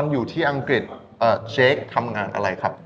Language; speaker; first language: Thai; native; Thai